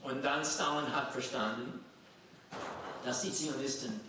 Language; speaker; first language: German; non-native, fluent; English